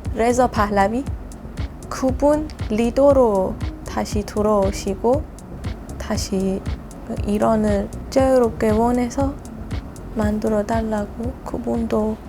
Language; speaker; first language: Korean; non-native, learner; Persian